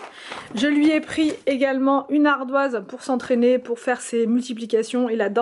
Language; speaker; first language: French; native; French